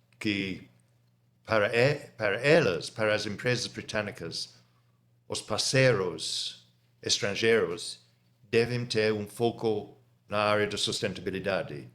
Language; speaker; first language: Portuguese; non-native, fluent; English